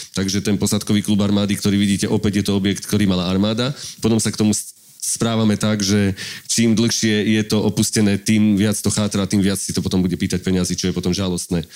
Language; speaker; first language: Slovak; native; Slovak